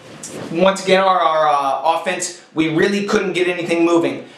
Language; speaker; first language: English; native; English